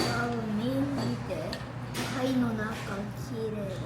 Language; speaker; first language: Japanese; native; Japanese